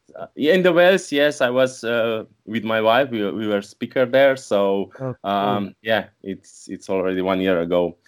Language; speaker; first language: English; non-native, learner; Slovenian